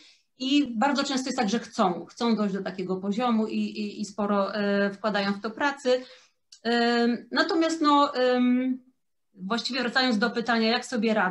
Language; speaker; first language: Polish; native; Polish